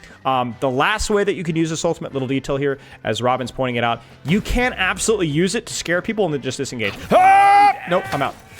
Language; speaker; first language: English; native; English